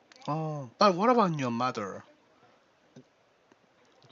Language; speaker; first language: English; non-native, learner; Korean